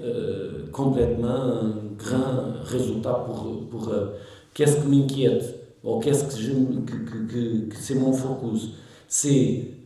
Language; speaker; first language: French; non-native, learner; Portuguese